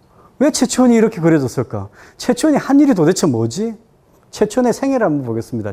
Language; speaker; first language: Korean; native; Korean